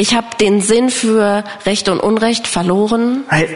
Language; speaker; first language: German; non-native, fluent; English